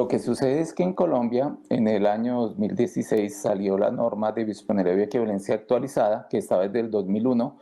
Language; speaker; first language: Spanish; native; Spanish